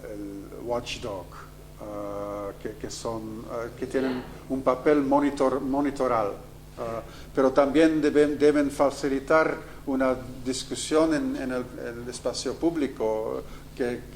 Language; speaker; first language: Spanish; non-native, fluent; Dutch